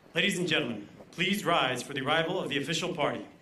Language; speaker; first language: English; native; English